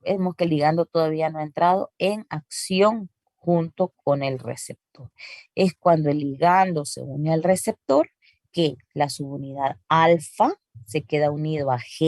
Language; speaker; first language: Spanish; native; Spanish